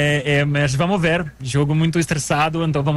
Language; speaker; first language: Portuguese; non-native, fluent; French